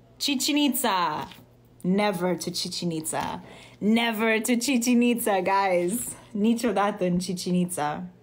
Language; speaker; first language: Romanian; early bilingual, heritage; Romanian